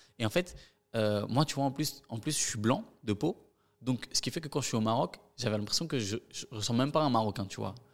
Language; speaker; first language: French; native; French